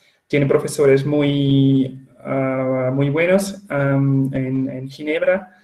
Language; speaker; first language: Spanish; non-native, fluent; Swiss German